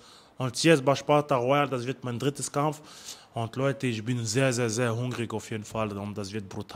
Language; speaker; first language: German; non-native, learner; French